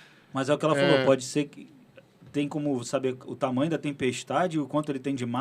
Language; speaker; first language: Portuguese; native; Portuguese